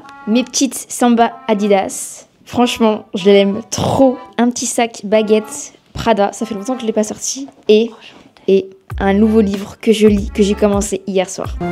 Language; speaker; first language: French; native; French